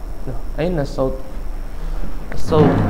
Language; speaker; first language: Arabic; non-native, fluent; Indonesian